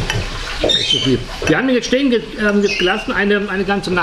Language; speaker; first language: German; native; German